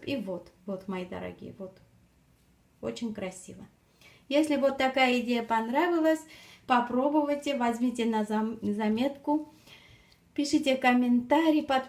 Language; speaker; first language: Russian; non-native, fluent; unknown